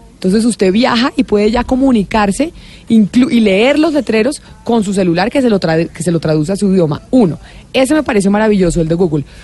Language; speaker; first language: Spanish; native; Spanish